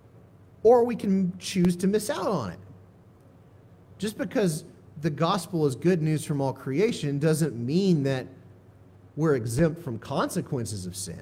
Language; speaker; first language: English; native; English